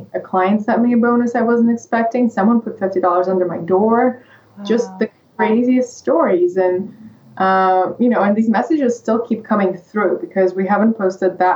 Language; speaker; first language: English; non-native, fluent; Russian